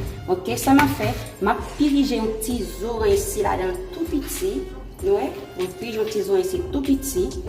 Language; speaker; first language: French; early bilingual, heritage; Haitian Creole